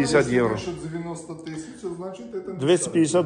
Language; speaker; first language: Russian; non-native, learner; Armenian